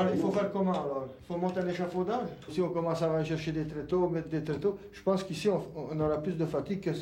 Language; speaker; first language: French; native; French